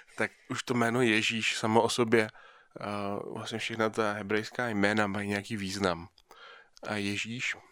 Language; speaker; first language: Czech; native; Czech